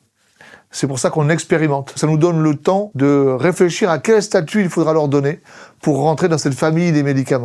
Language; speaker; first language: French; native; French